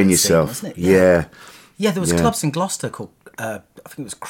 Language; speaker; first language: English; native; English